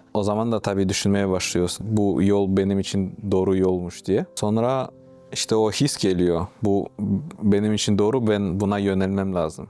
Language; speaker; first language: Turkish; non-native, fluent; Russian